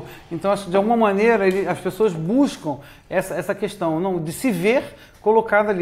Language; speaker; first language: Portuguese; native; Portuguese